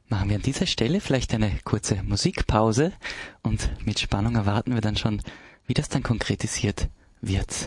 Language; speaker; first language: German; native; German